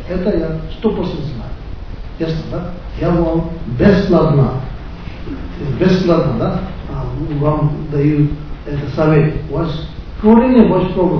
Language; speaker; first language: Russian; non-native, learner; Tibetan